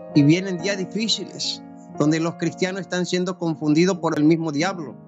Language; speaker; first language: Spanish; native; Spanish